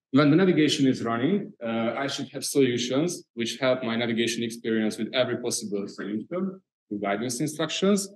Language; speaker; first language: English; non-native, fluent; Hungarian